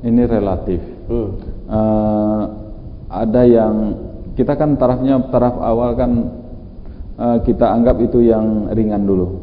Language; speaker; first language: Malay; native; Malay